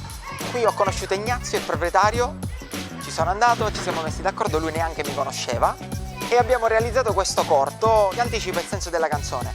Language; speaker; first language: Italian; native; Italian